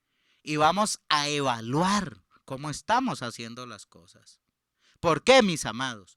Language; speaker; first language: Spanish; native; Spanish